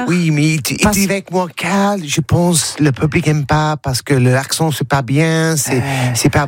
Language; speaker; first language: French; non-native, learner; English